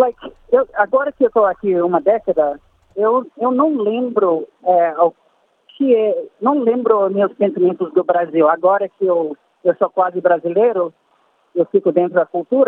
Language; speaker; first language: Portuguese; non-native, fluent; English